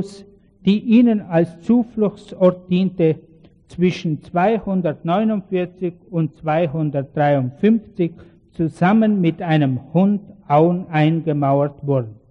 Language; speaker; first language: German; native; German